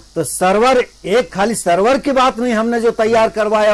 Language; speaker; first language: Hindi; native; Hindi